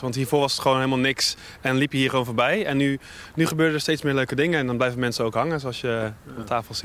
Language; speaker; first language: Dutch; native; Dutch